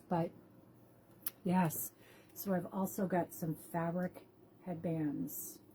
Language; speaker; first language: English; native; English